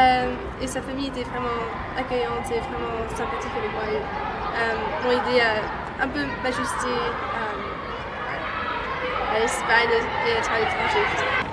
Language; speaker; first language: French; non-native, fluent; English